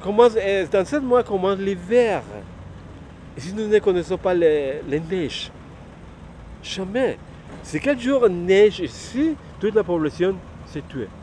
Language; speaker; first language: French; non-native, learner; Spanish